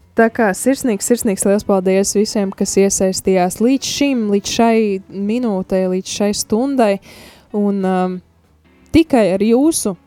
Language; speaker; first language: Latvian; native; Latvian